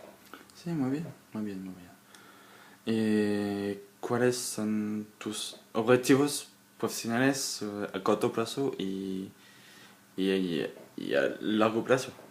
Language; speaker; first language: Spanish; non-native, learner; French